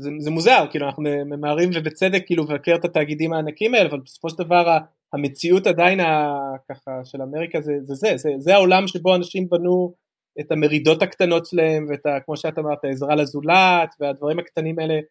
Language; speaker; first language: Hebrew; native; Hebrew